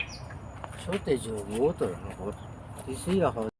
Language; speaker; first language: English; non-native, learner; Japanese